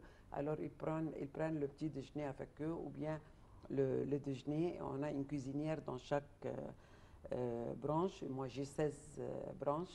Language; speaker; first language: French; non-native, fluent; Arabic